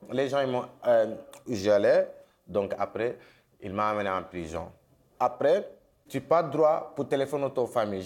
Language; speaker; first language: French; non-native, local second language; Wolof